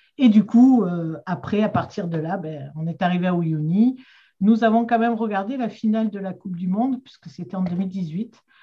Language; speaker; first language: French; native; French